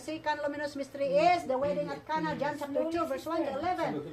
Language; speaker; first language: English; non-native, local second language; Filipino